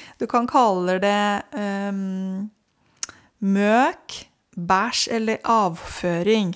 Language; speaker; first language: Norwegian; non-native, fluent; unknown